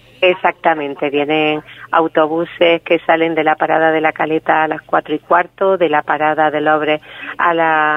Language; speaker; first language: Spanish; native; Spanish